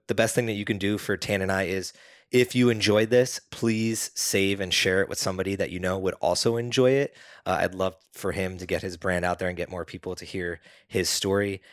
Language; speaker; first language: English; native; English